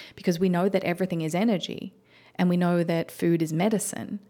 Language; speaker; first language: English; native; English